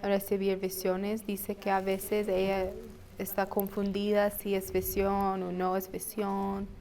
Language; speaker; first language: Spanish; non-native, fluent; English